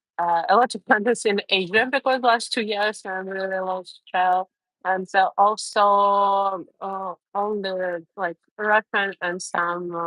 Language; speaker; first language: English; non-native, learner; Russian